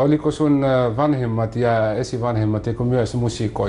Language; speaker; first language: Finnish; non-native, fluent; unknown